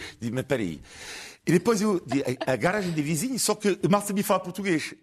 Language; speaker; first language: Portuguese; non-native, fluent; French